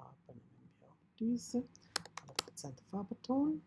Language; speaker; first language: German; non-native, fluent; Italian